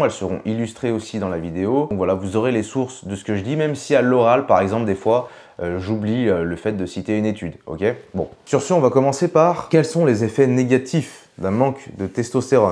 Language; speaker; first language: French; native; French